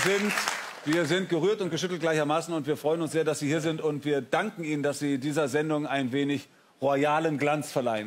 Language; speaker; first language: German; native; German